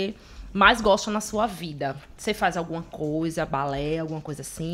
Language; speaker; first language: Portuguese; native; Portuguese